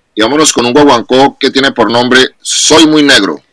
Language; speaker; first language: Spanish; native; Spanish